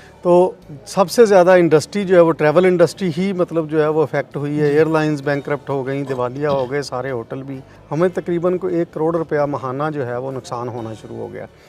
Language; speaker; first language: Urdu; non-native, local second language; Punjabi